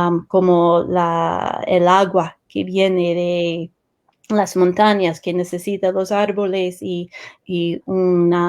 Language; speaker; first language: Spanish; non-native, fluent; English